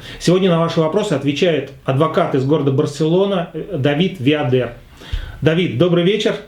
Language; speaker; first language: Russian; native; Russian